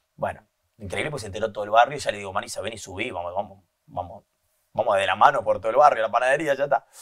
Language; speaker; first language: Spanish; native; Spanish